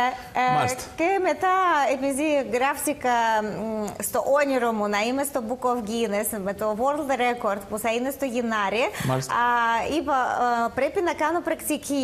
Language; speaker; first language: Greek; non-native, learner; Russian